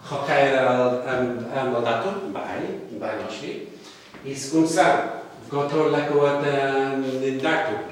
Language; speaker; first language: Basque; non-native, fluent; Welsh